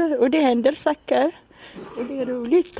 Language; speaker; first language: Swedish; non-native, fluent; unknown